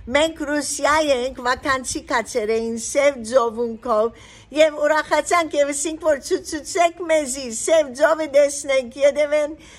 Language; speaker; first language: Armenian; early bilingual, heritage; Armenian